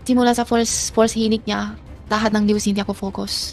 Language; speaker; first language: Filipino; non-native, learner; Chinese